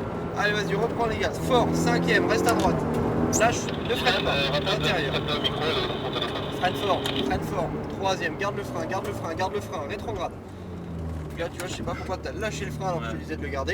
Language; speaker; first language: French; native; French